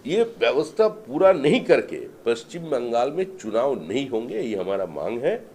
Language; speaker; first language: Hindi; non-native, local second language; Bangla